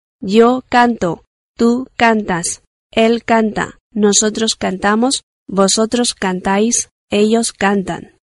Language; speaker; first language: Spanish; non-native, fluent; Chinese